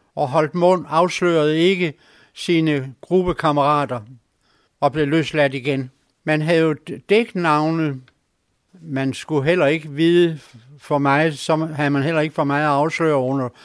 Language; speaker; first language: Danish; native; Danish